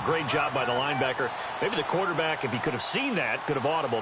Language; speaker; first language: English; native; English